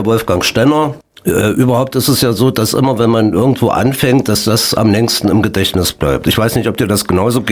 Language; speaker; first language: German; native; German